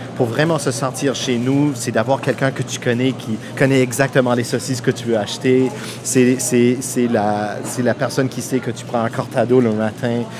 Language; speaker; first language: French; non-native, local second language; English